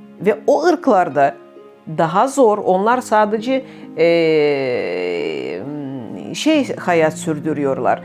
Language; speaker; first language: Turkish; non-native, fluent; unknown